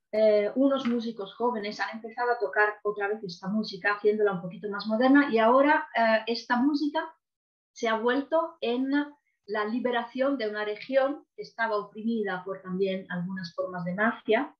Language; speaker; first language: Spanish; non-native, fluent; Italian